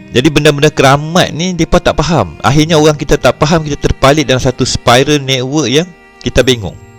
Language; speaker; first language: Malay; native; Malay